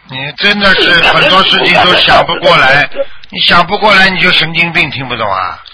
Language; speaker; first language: Chinese; native; Chinese